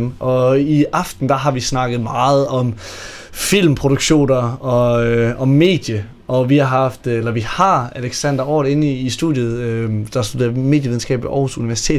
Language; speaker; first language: Danish; native; Danish